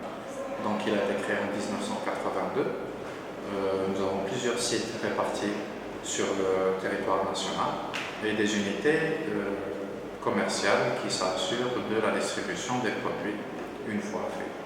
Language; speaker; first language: French; non-native, local second language; Arabic